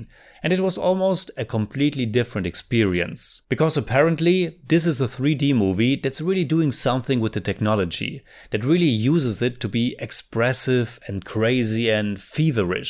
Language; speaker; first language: English; non-native, fluent; German